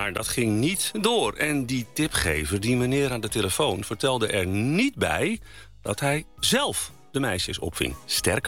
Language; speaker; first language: Dutch; native; Dutch